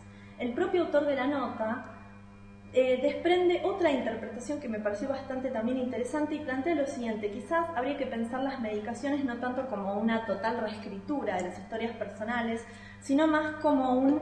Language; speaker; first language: Spanish; native; Spanish